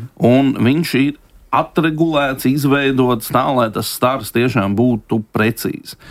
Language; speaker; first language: Latvian; native; Latvian